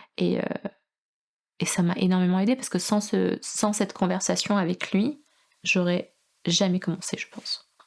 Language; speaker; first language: French; early bilingual, other home language; Russian